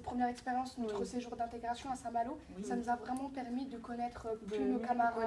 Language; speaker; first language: French; native; French